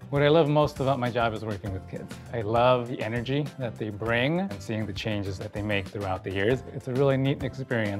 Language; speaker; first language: English; early bilingual, other home language; Spanish